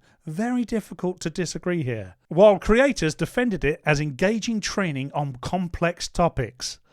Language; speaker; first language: English; native; English